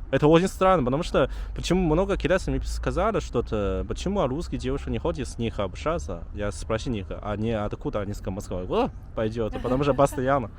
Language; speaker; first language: Russian; non-native, learner; Chinese